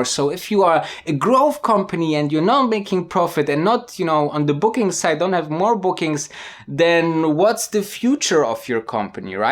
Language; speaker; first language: English; non-native, fluent; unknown